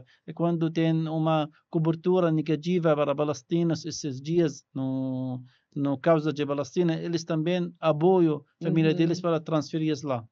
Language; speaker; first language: Portuguese; non-native, learner; Arabic